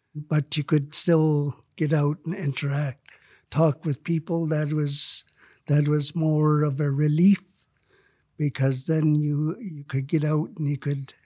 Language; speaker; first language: English; native; English